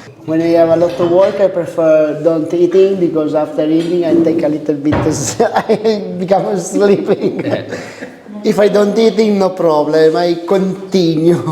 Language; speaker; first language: English; non-native, learner; Italian